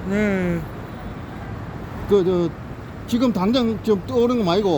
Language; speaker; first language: Korean; native; Korean